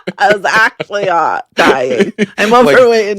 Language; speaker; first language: English; native; English